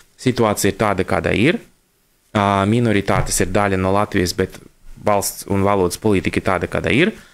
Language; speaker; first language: Latvian; non-native, local second language; Russian